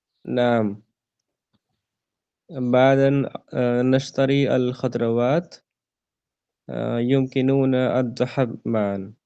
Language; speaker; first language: Arabic; non-native, learner; Urdu